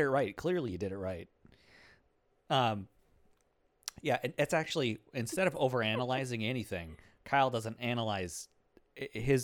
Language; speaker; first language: English; native; English